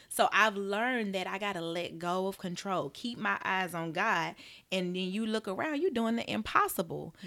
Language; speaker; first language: English; native; English